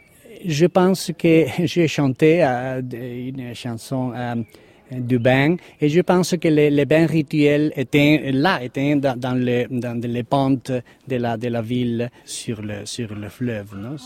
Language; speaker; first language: French; non-native, fluent; Spanish